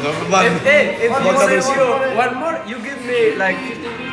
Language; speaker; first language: English; non-native, learner; Arabic